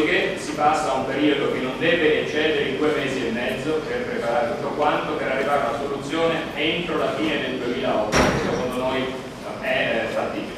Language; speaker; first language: Italian; native; Italian